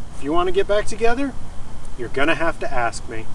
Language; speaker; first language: English; native; English